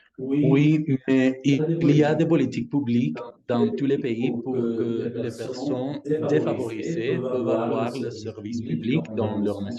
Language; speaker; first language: French; non-native, learner; Spanish